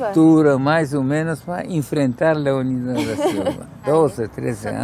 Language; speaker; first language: Portuguese; non-native, fluent; Polish